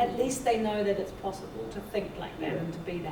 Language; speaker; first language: English; native; English